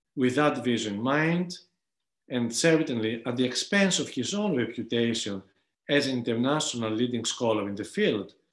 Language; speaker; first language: English; non-native, fluent; Greek